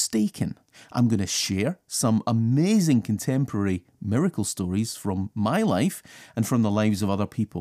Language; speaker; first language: English; native; English